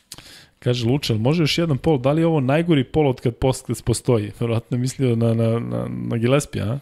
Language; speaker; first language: Serbian; native; Serbian